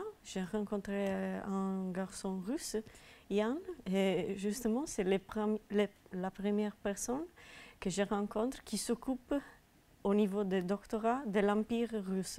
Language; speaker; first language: French; non-native, fluent; Italian